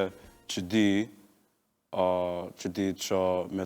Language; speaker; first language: Albanian; non-native, learner; English